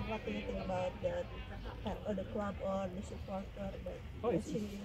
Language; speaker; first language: English; non-native, learner; Indonesian